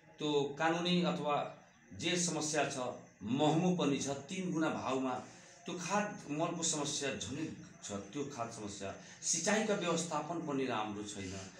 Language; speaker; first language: Nepali; non-native, local second language; Bhojpuri